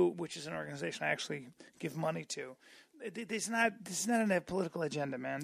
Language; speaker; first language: English; native; English